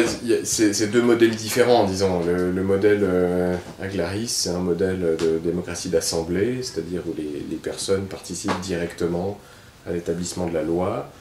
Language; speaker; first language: French; native; French